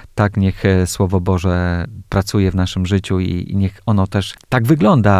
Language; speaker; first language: Polish; native; Polish